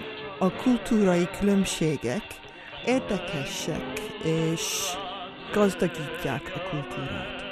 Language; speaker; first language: Hungarian; non-native, fluent; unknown